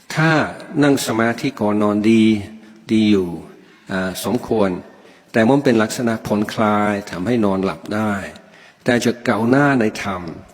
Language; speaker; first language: Thai; non-native, fluent; English